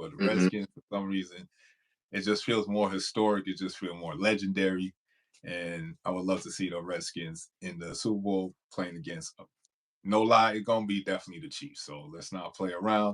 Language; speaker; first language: English; native; English